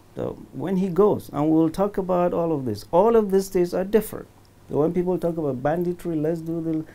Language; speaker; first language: English; non-native, local second language; Hausa